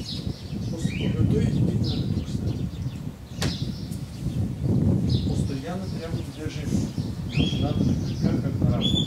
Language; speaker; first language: Bulgarian; non-native, learner; Russian